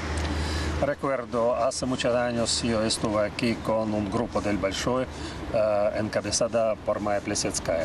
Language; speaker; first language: Spanish; non-native, learner; Russian